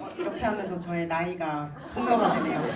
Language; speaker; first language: Korean; native; Korean